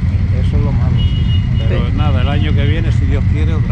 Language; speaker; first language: Spanish; native; Spanish